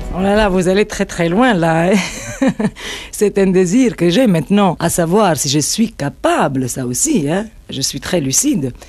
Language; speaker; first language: French; non-native, fluent; Italian